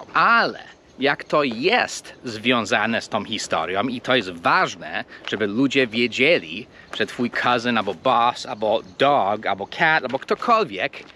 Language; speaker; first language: Polish; non-native, fluent; English